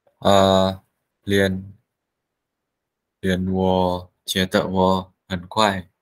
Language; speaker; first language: Chinese; non-native, learner; Vietnamese